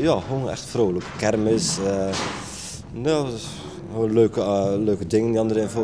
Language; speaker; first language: Dutch; native; Dutch